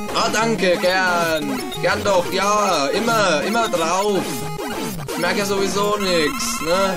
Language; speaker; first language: German; native; German